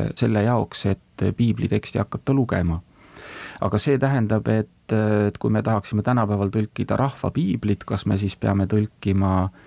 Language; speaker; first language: Estonian; native; Estonian